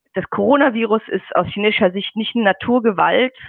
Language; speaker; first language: German; native; German